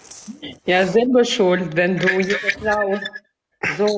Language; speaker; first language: German; non-native, learner; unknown